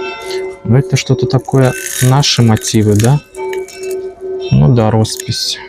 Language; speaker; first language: Russian; native; Russian